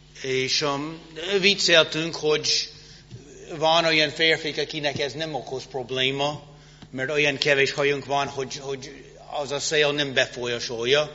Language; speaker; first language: Hungarian; non-native, fluent; English